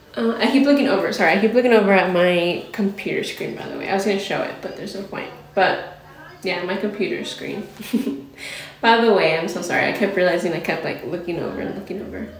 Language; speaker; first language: English; native; English